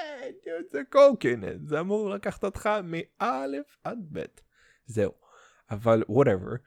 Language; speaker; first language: Hebrew; non-native, fluent; Russian